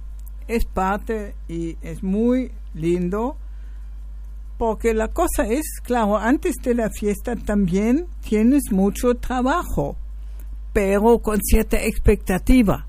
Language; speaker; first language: Spanish; non-native, fluent; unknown